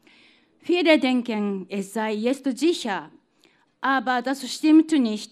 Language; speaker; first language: German; non-native, fluent; Japanese